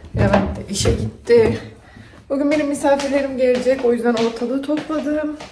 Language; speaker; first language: Turkish; native; Turkish